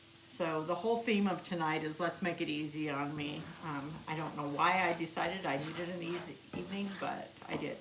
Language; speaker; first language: English; native; English